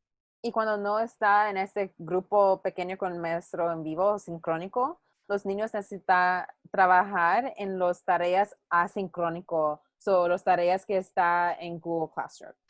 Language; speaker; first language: Spanish; non-native, learner; English